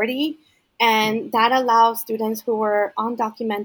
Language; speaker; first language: English; early bilingual, other home language; Spanish